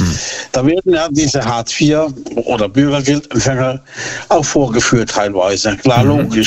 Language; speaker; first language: German; native; German